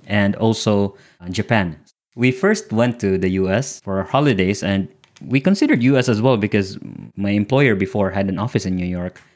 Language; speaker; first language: English; non-native, local second language; Filipino